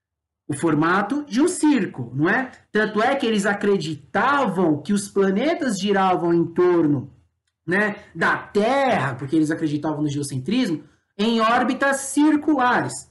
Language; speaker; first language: Portuguese; native; Portuguese